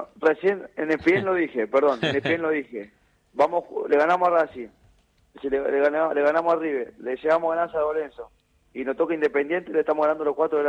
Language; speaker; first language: Spanish; native; Spanish